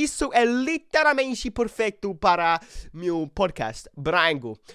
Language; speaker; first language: Portuguese; non-native, learner; English